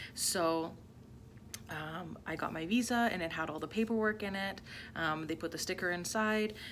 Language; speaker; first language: English; native; English